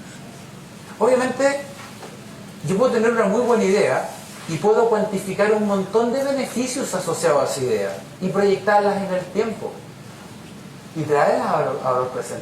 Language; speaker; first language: Spanish; native; Spanish